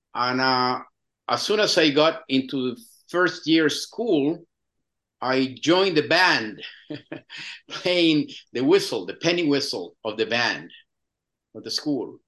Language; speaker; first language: English; non-native, fluent; Spanish